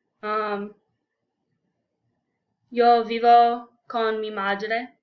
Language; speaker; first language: Spanish; non-native, learner; English